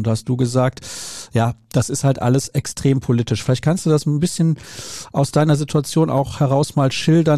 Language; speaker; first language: German; native; German